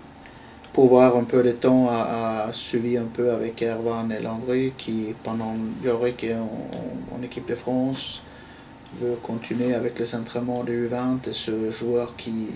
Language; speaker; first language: French; non-native, fluent; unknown